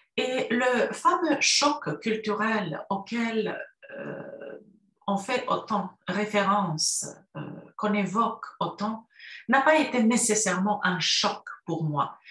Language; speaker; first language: French; non-native, fluent; Romanian